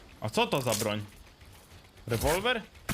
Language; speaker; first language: Polish; native; Polish